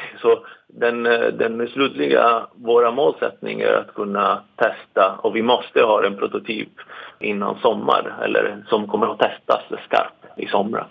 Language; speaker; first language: Swedish; non-native, fluent; Italian